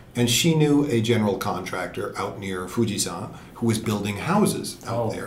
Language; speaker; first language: English; native; English